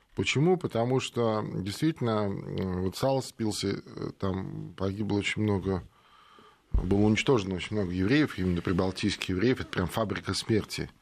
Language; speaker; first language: Russian; native; Russian